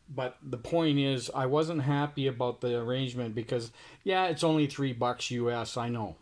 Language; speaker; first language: English; native; English